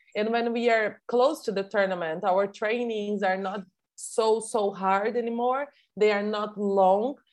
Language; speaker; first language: English; non-native, fluent; Portuguese